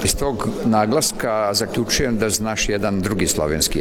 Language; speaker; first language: Serbian; native; Serbian